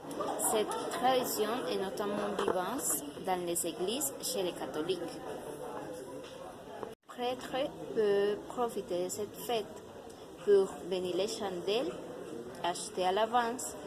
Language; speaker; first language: French; non-native, learner; Spanish